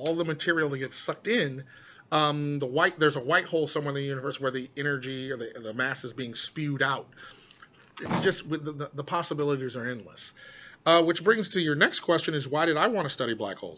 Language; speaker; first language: English; native; English